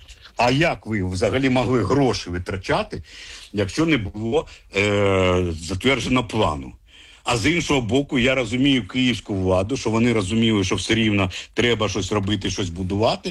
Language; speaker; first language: Ukrainian; native; Ukrainian